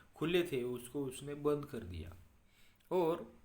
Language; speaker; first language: Hindi; non-native, local second language; Marathi